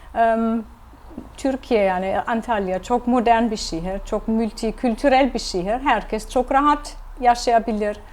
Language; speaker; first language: Turkish; non-native, fluent; German